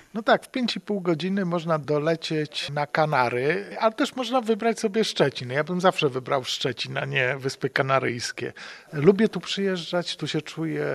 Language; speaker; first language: Polish; native; Polish